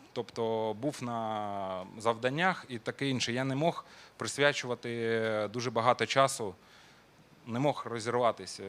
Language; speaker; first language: Ukrainian; non-native, local second language; Russian